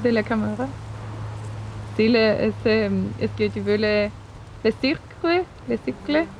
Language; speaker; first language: French; non-native, learner; Spanish